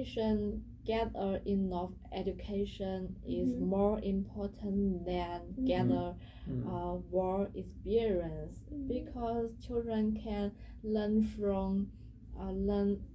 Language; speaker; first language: English; non-native, learner; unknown